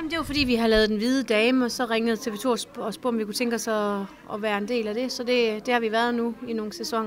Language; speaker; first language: Danish; native; Danish